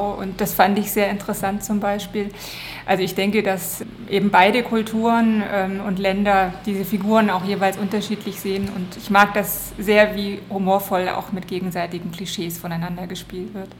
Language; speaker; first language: German; native; German